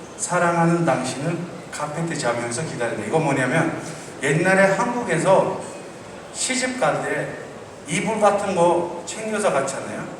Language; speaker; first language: Korean; non-native, fluent; Turkish